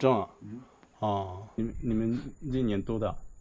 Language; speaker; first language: Chinese; non-native, learner; Japanese